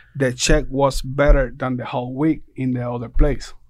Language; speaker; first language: English; non-native, fluent; Spanish